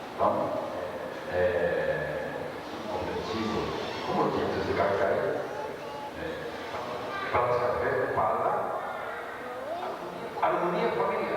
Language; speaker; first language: Portuguese; non-native, learner; Japanese